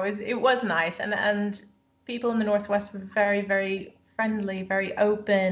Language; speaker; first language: English; native; English